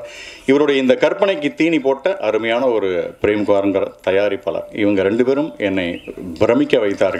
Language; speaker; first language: Tamil; native; Tamil